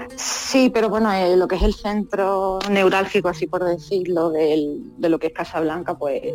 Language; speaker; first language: Spanish; native; Spanish